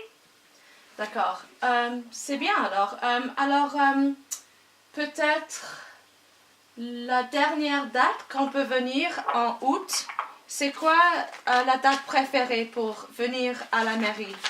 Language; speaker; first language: French; non-native, learner; English